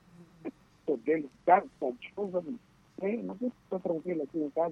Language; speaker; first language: Portuguese; non-native, local second language; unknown